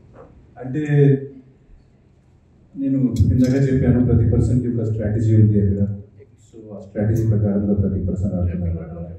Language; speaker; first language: Telugu; non-native, fluent; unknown